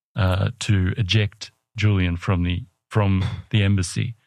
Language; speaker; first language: English; native; English